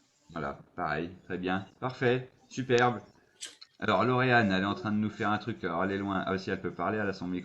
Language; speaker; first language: French; native; French